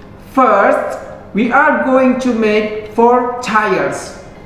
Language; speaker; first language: English; non-native, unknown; Indonesian